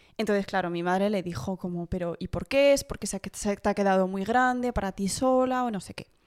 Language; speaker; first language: Spanish; early bilingual, heritage; Spanish